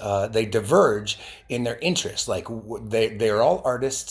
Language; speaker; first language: English; native; English